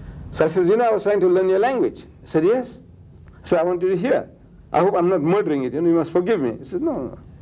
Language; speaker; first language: English; early bilingual, other home language; Gujarati